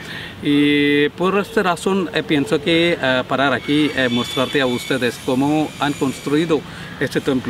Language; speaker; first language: Spanish; non-native, learner; Malayalam